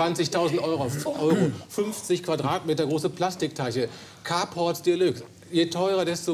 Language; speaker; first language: German; native; German